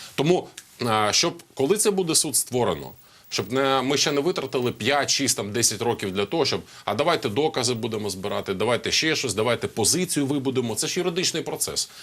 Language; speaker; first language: Ukrainian; non-native, local second language; Russian